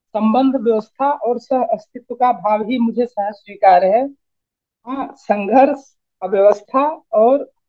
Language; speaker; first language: Hindi; native; Hindi